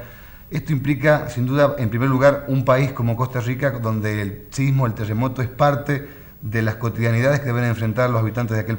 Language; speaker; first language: Spanish; native; Spanish